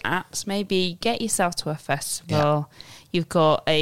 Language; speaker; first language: English; native; English